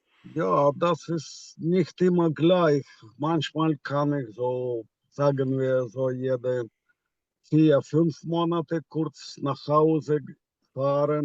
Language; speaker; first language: German; non-native, fluent; Ukrainian